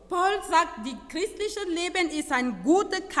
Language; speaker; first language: German; non-native, fluent; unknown